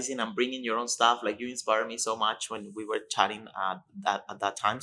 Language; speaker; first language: English; non-native, fluent; Spanish